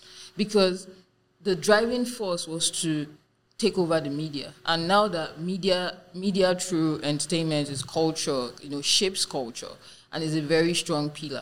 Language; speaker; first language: English; non-native, local second language; Yoruba